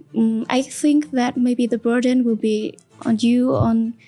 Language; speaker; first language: English; non-native, fluent; Vietnamese